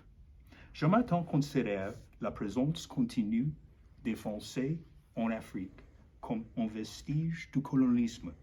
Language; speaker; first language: French; non-native, learner; English